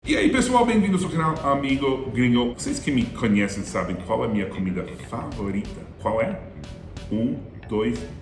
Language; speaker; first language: Portuguese; non-native, fluent; English